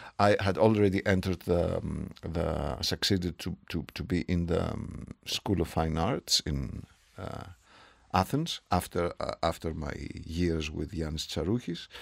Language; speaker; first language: English; non-native, fluent; Greek